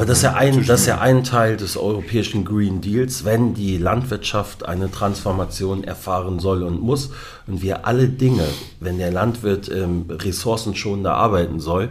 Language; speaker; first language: German; native; German